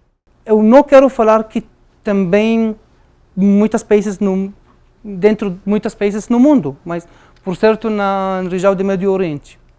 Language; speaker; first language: Portuguese; non-native, fluent; Arabic